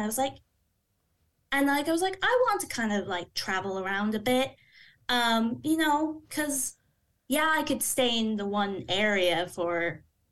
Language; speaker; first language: English; native; English